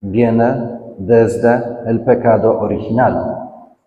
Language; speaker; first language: Spanish; non-native, fluent; Polish